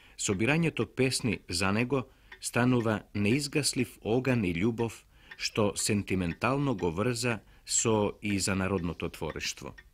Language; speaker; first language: Macedonian; native; Macedonian